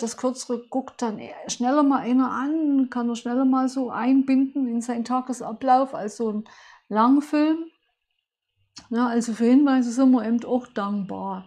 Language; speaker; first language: German; native; German